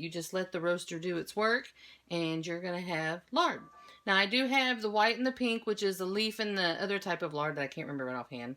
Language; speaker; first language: English; native; English